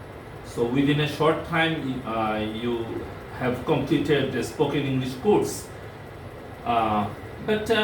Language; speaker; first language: English; non-native, fluent; Bangla